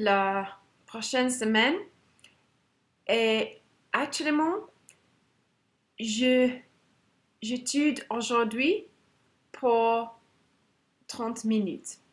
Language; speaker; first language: French; non-native, learner; English